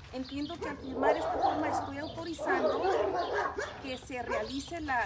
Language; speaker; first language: Spanish; early bilingual, other home language; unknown